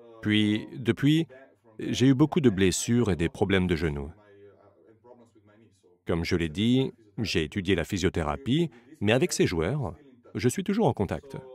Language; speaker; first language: French; non-native, fluent; Slovenian